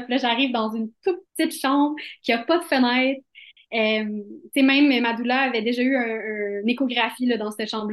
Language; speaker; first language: French; native; French